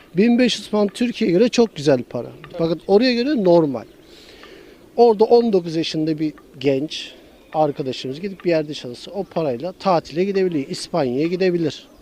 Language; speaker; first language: Turkish; native; Turkish